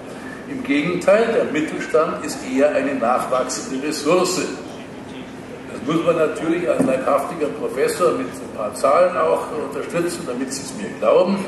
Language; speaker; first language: German; native; German